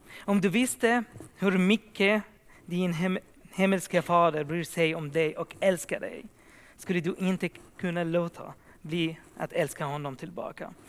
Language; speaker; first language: Swedish; non-native, fluent; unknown